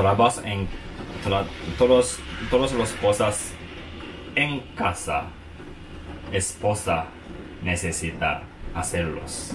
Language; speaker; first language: Spanish; non-native, learner; Japanese